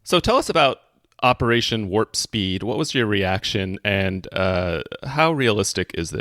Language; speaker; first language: English; native; English